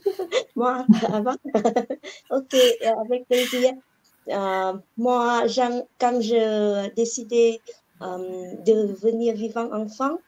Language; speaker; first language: French; non-native, learner; Vietnamese